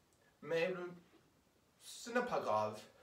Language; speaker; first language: French; non-native, learner; English